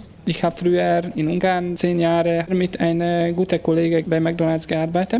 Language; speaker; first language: German; non-native, learner; Hungarian